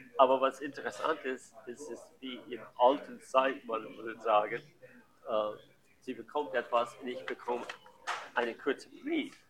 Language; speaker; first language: German; non-native, fluent; English